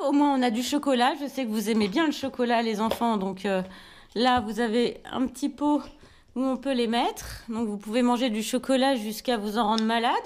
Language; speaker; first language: French; native; French